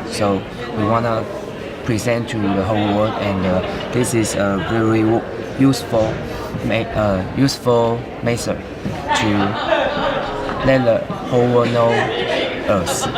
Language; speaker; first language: English; non-native, learner; Chinese